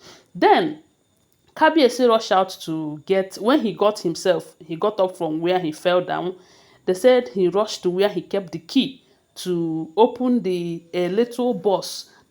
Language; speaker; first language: English; non-native, local second language; Yoruba